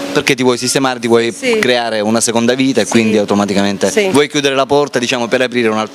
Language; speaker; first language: Italian; native; Italian